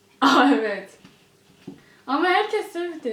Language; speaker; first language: Turkish; early bilingual, heritage; English